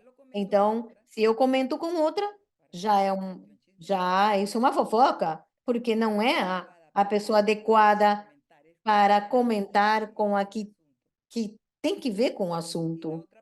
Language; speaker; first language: Portuguese; non-native, fluent; Spanish